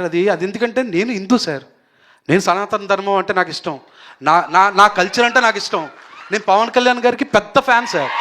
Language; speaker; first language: Telugu; native; Telugu